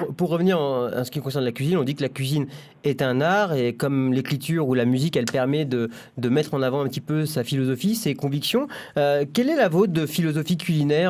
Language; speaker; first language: French; native; French